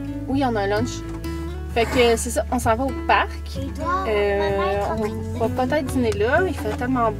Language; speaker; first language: French; native; French